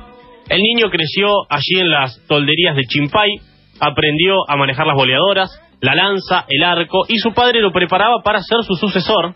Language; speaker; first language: Spanish; native; Spanish